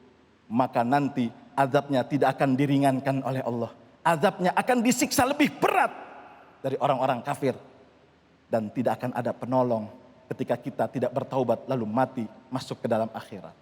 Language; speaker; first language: Indonesian; native; Indonesian